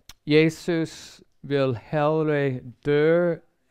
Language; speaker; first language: Swedish; non-native, fluent; English